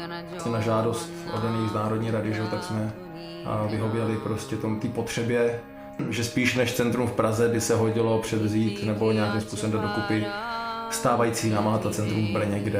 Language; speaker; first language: Czech; native; Czech